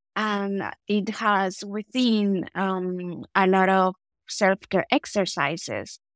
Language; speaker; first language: English; non-native, fluent; Spanish